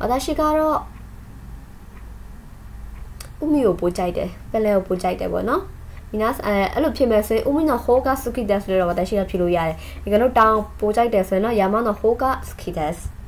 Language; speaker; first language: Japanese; non-native, fluent; Burmese